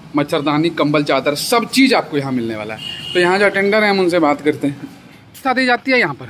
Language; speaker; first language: Hindi; native; Hindi